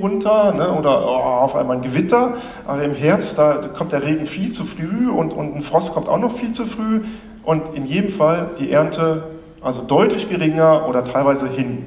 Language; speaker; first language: German; native; German